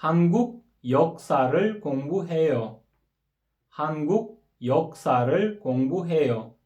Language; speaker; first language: Korean; non-native, fluent; Kyrgyz